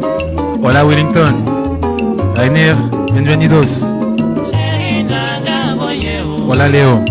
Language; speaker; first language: Spanish; non-native, fluent; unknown